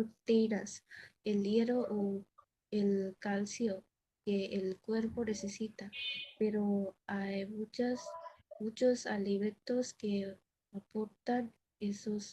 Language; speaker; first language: Spanish; non-native, learner; Bangla